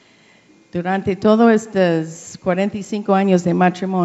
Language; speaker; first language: Spanish; non-native, learner; English